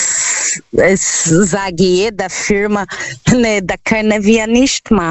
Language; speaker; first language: German; non-native, learner; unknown